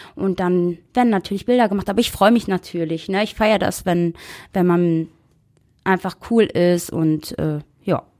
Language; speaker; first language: German; native; German